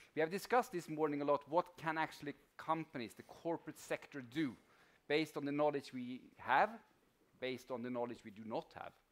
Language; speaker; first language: English; non-native, fluent; Swedish